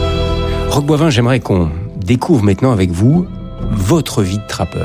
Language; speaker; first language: French; native; French